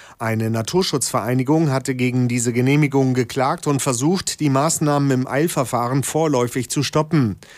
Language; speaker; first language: German; native; German